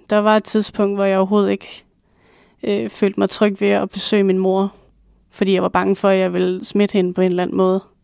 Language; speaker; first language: Danish; native; Danish